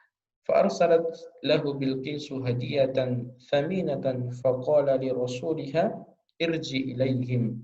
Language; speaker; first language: Arabic; non-native, fluent; Indonesian